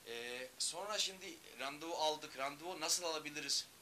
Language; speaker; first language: Turkish; non-native, learner; Urdu